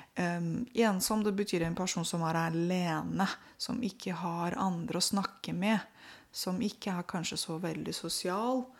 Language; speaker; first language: Norwegian; non-native, fluent; Romanian